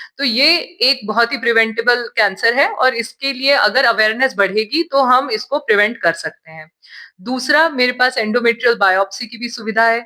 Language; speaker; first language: Hindi; native; Hindi